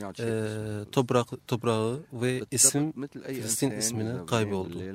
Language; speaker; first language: Turkish; non-native, fluent; Arabic